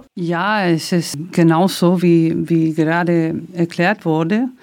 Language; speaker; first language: German; non-native, learner; Spanish